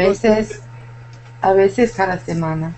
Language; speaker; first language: Spanish; non-native, learner; English